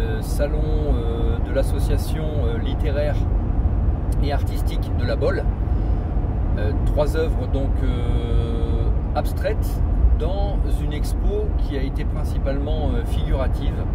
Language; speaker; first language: French; native; French